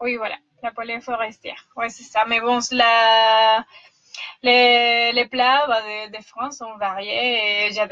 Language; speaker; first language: French; non-native, fluent; Spanish